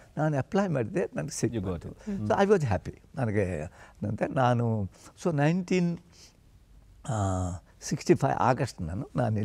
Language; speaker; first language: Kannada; non-native, fluent; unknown